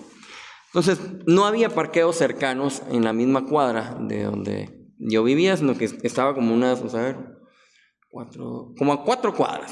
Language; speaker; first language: Spanish; native; Spanish